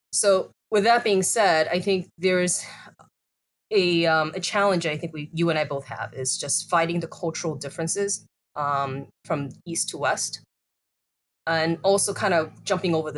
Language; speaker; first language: English; native; English